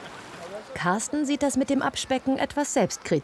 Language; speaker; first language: German; native; German